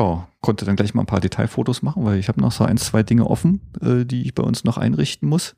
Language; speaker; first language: German; native; German